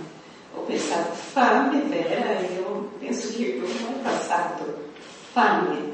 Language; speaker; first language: Italian; non-native, fluent; Portuguese